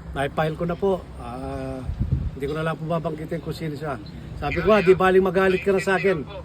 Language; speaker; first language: Filipino; non-native, local second language; Pampanga